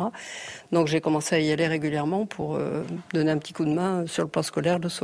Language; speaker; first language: French; native; French